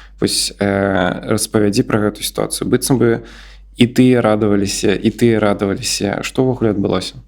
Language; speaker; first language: Belarusian; non-native, local second language; Russian